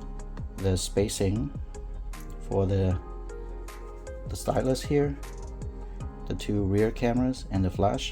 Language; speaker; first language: English; native; English